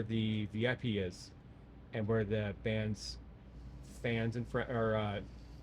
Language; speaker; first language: English; native; English